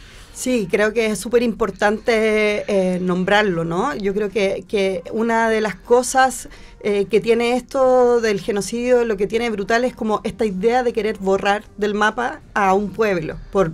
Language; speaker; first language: Spanish; native; Spanish